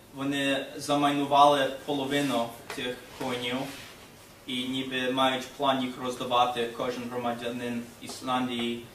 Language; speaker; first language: Ukrainian; early bilingual, other home language; English